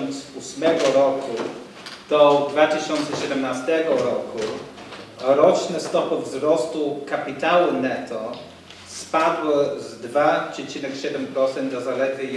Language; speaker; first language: Polish; non-native, fluent; English